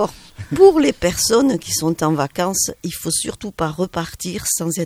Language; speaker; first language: French; native; French